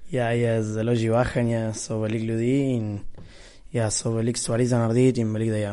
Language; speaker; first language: Slovenian; early bilingual, heritage; Spanish